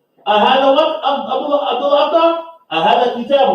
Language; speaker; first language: Arabic; non-native, fluent; English